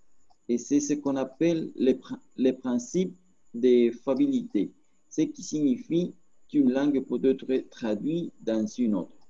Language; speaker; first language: French; non-native, learner; Spanish